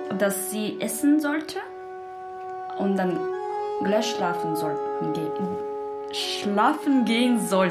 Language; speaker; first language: German; non-native, learner; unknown